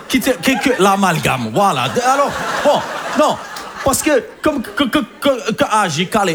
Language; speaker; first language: French; native; French